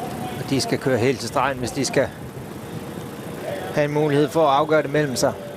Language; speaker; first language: Danish; native; Danish